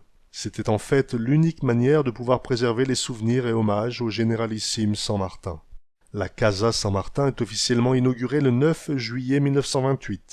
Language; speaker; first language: French; native; French